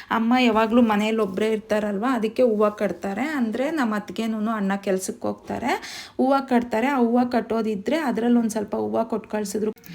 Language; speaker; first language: Kannada; native; Kannada